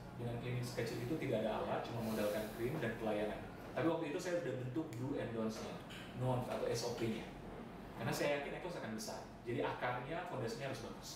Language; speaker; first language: Indonesian; native; Indonesian